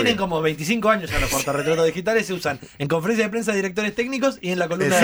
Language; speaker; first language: Spanish; native; Spanish